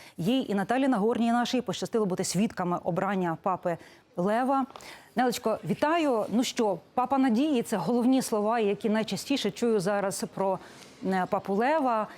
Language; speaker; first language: Ukrainian; native; Ukrainian